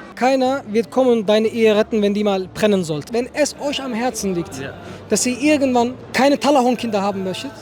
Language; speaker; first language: German; early bilingual, other home language; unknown